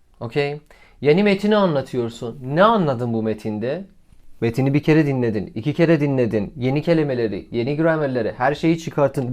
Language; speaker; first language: Turkish; non-native, fluent; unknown